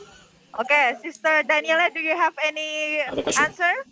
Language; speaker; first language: English; non-native, fluent; Indonesian